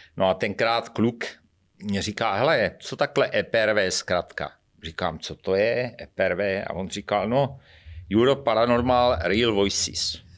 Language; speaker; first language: Czech; native; Czech